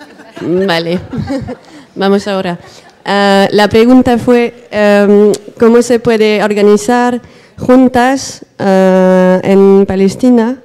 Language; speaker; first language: Spanish; non-native, learner; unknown